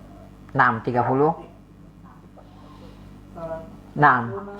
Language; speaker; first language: Arabic; non-native, fluent; Indonesian